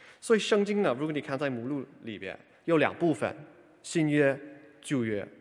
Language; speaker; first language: Chinese; non-native, fluent; English